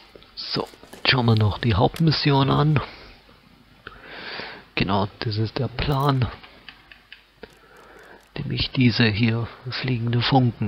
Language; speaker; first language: German; native; German